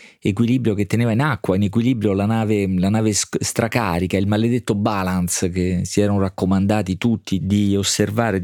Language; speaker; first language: Italian; native; Italian